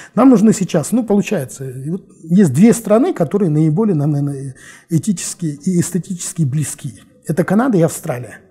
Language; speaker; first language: Russian; non-native, local second language; Kazakh